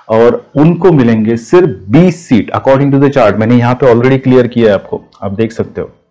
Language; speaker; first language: Hindi; non-native, local second language; Marathi